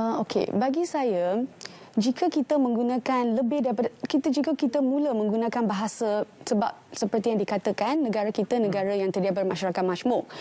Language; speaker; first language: Malay; non-native, local second language; Tamil